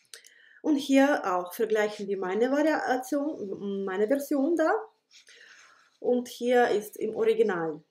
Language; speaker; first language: German; non-native, fluent; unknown